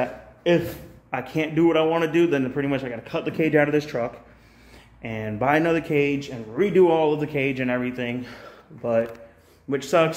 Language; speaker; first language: English; native; English